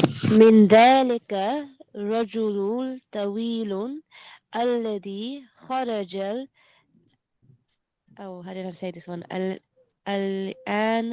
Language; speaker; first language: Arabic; non-native, learner; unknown